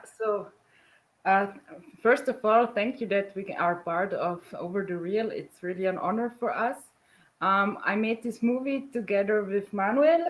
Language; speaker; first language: English; non-native, fluent; German